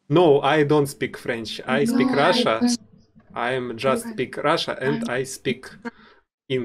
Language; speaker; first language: English; non-native, learner; Russian